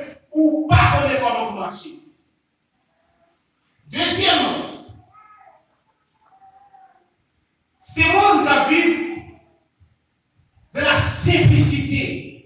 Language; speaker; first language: French; non-native, local second language; Haitian Creole